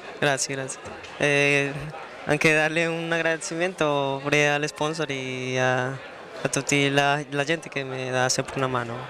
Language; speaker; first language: Italian; non-native, learner; Spanish